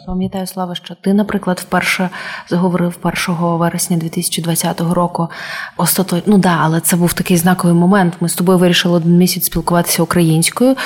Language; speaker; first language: Ukrainian; non-native, local second language; Russian